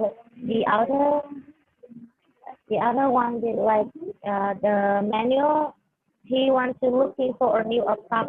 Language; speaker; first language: English; non-native, learner; Vietnamese